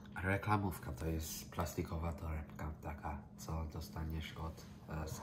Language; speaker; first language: Polish; early bilingual, heritage; English